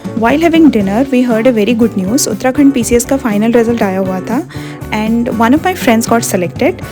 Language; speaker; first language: Hindi; non-native, local second language; Odia